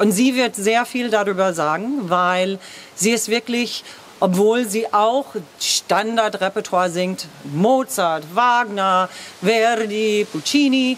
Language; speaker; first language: German; non-native, fluent; English